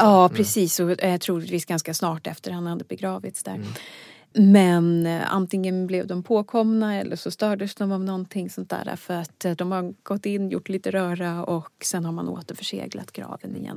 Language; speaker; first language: Swedish; native; Swedish